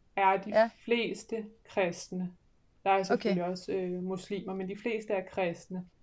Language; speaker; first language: Danish; early bilingual, other home language; English